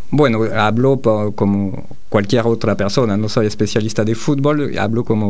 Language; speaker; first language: Spanish; non-native, fluent; French